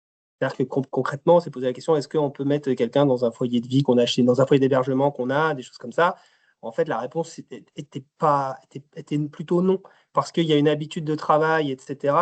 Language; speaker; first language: French; native; French